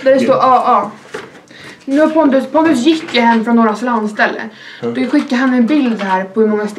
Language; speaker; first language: Swedish; native; Swedish